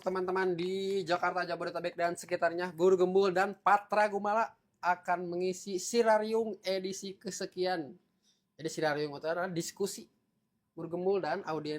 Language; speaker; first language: Indonesian; native; Indonesian